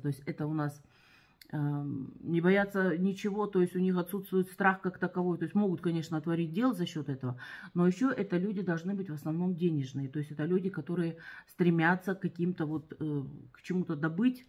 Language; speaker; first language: Russian; native; Russian